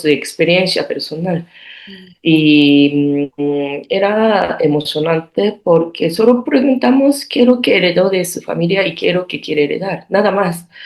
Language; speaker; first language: Spanish; non-native, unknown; Japanese